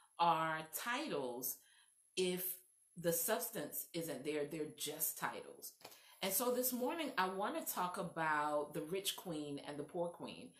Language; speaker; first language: English; native; English